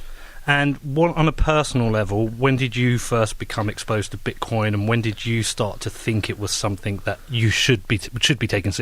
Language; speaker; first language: English; native; English